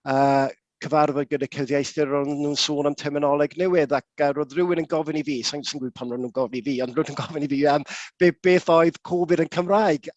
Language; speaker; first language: Welsh; non-native, local second language; English